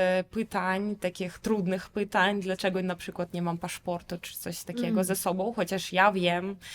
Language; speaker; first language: Polish; non-native, fluent; Russian